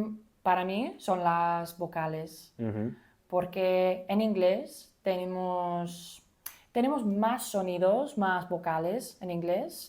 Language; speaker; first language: Spanish; non-native, fluent; English